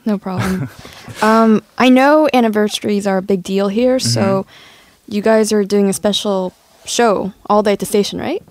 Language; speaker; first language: English; early bilingual, other home language; Korean